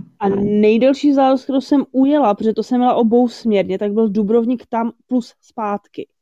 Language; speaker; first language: Czech; native; Czech